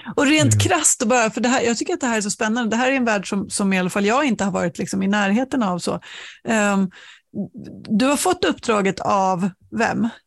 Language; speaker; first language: Swedish; native; Swedish